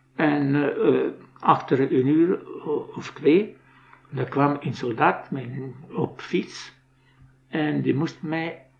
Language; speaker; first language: Dutch; non-native, fluent; Polish